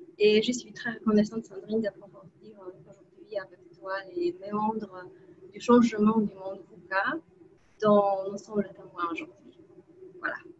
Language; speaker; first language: French; non-native, fluent; Polish